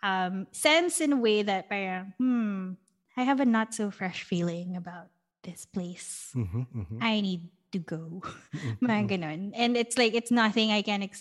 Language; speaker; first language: English; non-native, local second language; Filipino